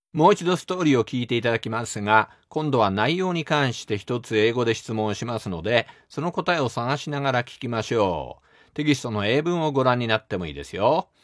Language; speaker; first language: Japanese; native; Japanese